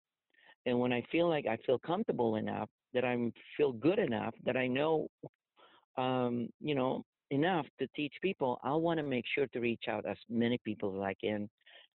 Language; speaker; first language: English; non-native, local second language; Filipino